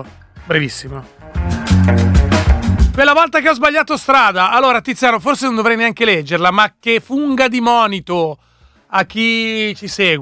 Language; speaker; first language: Italian; native; Italian